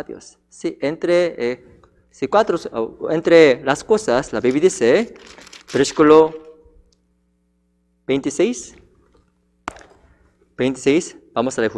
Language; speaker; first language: Spanish; non-native, fluent; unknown